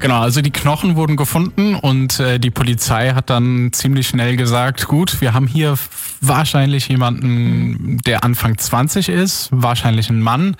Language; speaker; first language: German; native; German